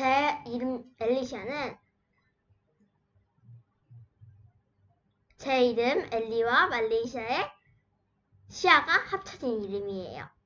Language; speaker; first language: Korean; early bilingual, heritage; Korean